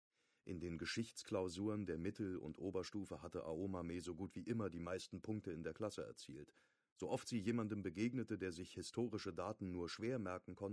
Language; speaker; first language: German; native; German